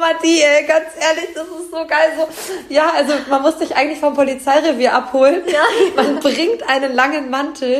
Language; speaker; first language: German; native; German